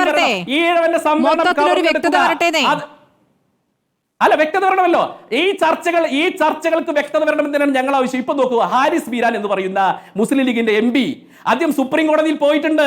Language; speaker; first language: Malayalam; native; Malayalam